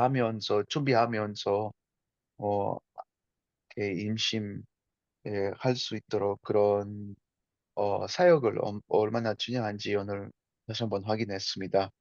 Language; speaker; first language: Korean; non-native, fluent; Spanish